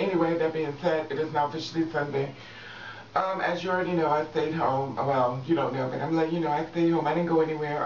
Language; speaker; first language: English; native; English